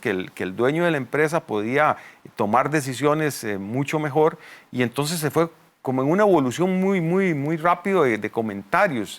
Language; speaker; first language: Spanish; native; Spanish